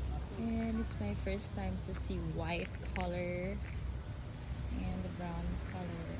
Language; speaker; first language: English; non-native, local second language; Filipino